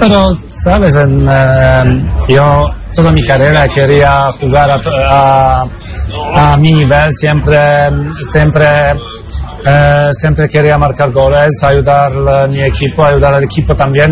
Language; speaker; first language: Spanish; non-native, learner; Polish